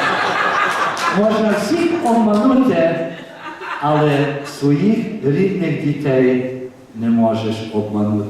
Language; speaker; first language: Ukrainian; early bilingual, heritage; Ukrainian